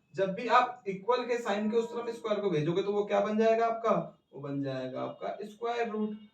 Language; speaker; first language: Hindi; native; Hindi